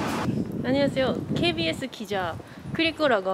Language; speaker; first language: Korean; non-native, learner; Japanese